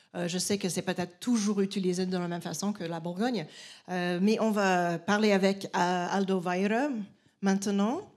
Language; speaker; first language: French; non-native, fluent; English